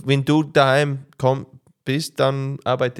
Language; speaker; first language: German; non-native, learner; English